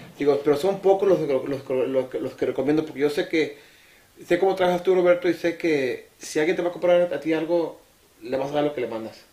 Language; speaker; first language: Spanish; native; Spanish